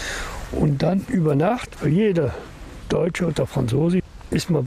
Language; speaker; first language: German; non-native, learner; French